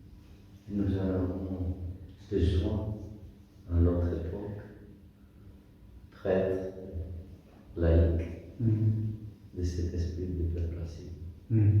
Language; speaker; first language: French; non-native, fluent; Greek